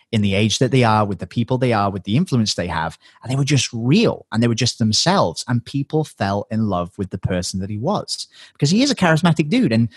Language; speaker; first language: English; native; English